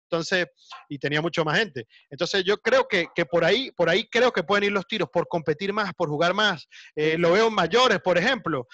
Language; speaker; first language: Spanish; native; Spanish